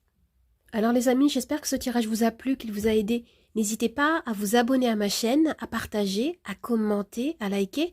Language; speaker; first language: French; native; French